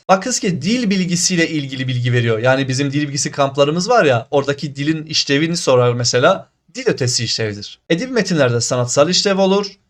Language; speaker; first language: Turkish; native; Turkish